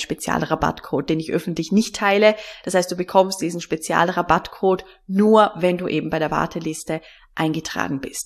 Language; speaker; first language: German; native; German